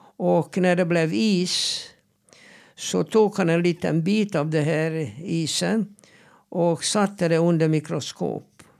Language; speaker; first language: Swedish; non-native, fluent; Hungarian